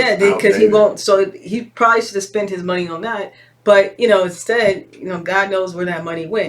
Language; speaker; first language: English; native; English